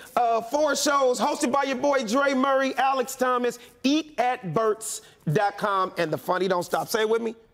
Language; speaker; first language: English; native; English